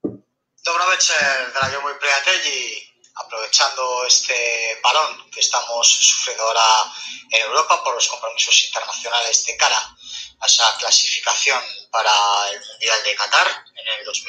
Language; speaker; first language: Spanish; native; Spanish